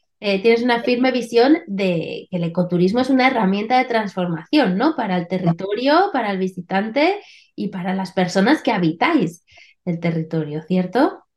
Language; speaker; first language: Spanish; native; Spanish